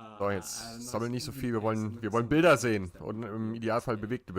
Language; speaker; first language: German; native; German